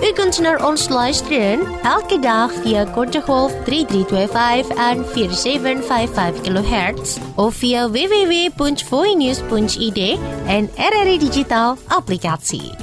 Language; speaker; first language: Dutch; non-native, learner; Indonesian